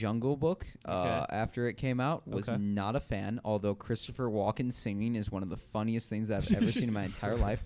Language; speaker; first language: English; native; English